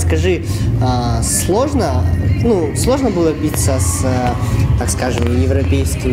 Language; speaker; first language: Russian; native; Russian